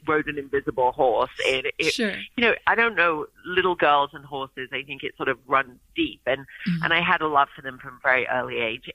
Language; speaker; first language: English; native; English